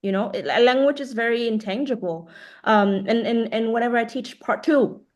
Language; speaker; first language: English; non-native, fluent; Vietnamese